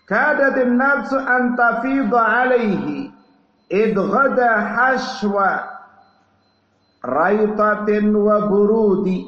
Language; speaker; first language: Arabic; non-native, fluent; Indonesian